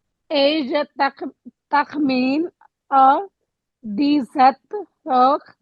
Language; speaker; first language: French; non-native, learner; Punjabi